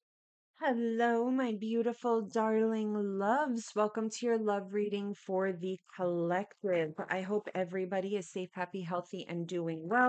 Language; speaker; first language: English; native; English